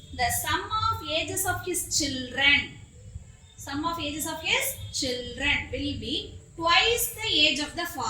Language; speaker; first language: English; non-native, local second language; Tamil